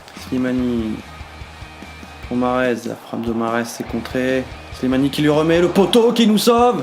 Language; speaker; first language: French; native; French